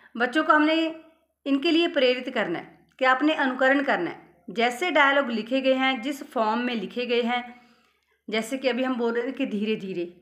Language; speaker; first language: Hindi; non-native, local second language; Punjabi